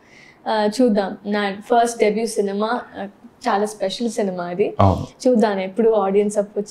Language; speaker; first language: Telugu; non-native, learner; Tamil